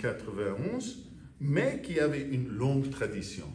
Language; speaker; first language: French; non-native, fluent; English